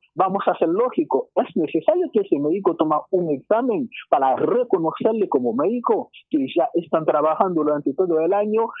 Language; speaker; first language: Spanish; non-native, fluent; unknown